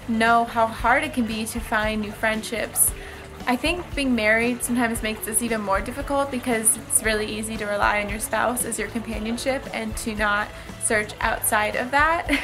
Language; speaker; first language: English; native; English